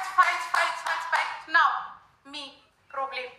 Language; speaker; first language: English; non-native, learner; Amharic